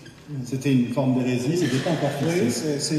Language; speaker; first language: French; native; French